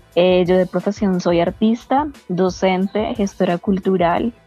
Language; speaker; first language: Spanish; native; Spanish